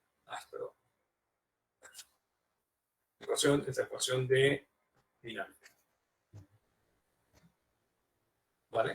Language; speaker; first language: Spanish; native; Spanish